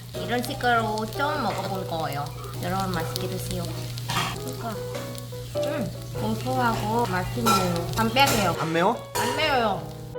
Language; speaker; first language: Korean; non-native, learner; Vietnamese